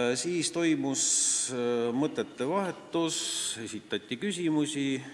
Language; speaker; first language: Estonian; non-native, local second language; Russian